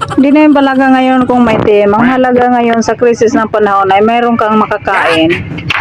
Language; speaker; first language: Filipino; non-native, local second language; Cebuano